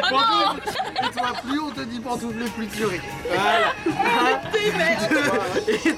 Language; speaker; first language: French; native; French